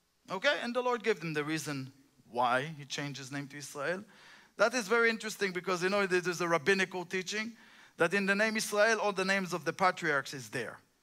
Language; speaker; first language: English; non-native, fluent; Hebrew